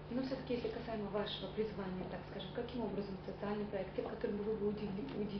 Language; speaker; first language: Russian; native; Russian